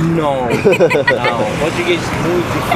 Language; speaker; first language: Portuguese; non-native, learner; English